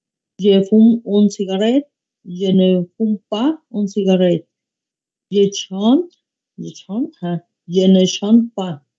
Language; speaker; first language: French; non-native, learner; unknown